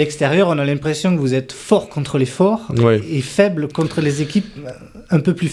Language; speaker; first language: French; native; French